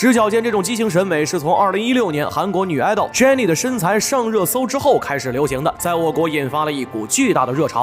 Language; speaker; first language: Chinese; native; Chinese